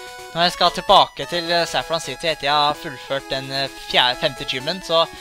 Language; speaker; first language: Norwegian; native; Norwegian